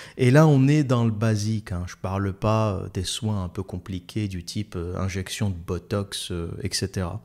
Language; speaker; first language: French; native; French